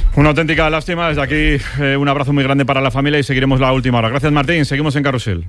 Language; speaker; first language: Spanish; native; Spanish